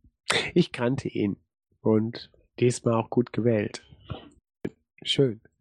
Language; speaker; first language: German; native; German